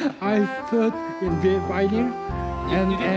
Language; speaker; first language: English; non-native, learner; Korean